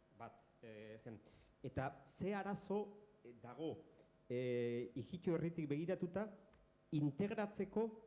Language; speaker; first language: Basque; native; Basque